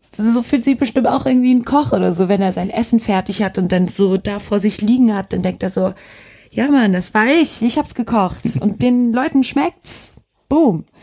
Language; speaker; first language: German; early bilingual, other home language; Turkish